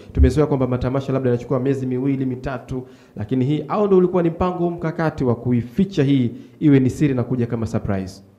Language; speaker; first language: Swahili; native; Swahili